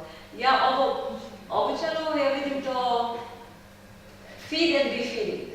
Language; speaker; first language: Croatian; non-native, learner; Hebrew